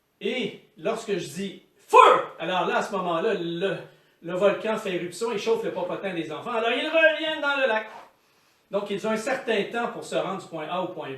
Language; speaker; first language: French; native; French